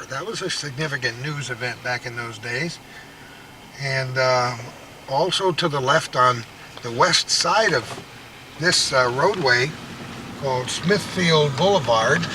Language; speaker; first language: English; native; English